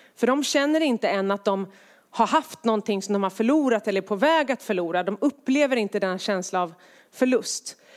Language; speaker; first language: Swedish; native; Swedish